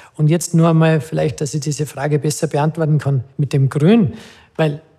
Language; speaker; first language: German; native; German